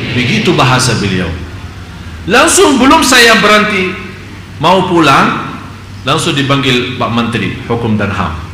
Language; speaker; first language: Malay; non-native, fluent; Arabic